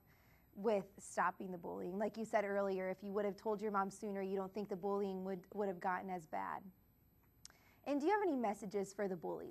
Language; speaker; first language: English; native; English